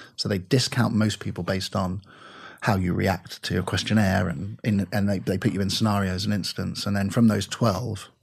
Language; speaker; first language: English; native; English